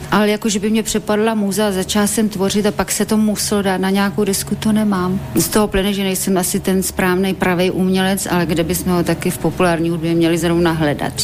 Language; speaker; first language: Czech; native; Czech